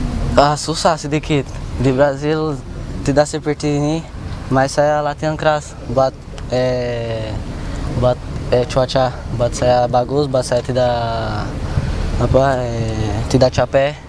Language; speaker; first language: Indonesian; early bilingual, heritage; Portuguese